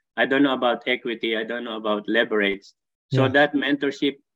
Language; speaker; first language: English; non-native, local second language; Filipino